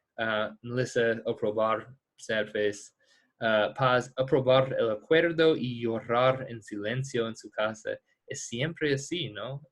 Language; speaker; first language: Spanish; non-native, fluent; English